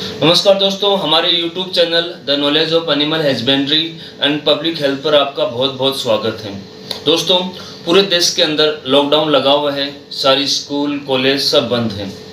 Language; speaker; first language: Hindi; native; Hindi